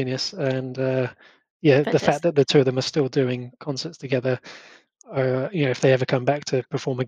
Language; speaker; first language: English; native; English